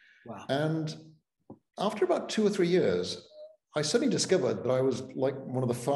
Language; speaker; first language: English; non-native, local second language; Welsh